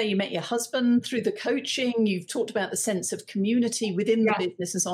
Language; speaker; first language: English; native; English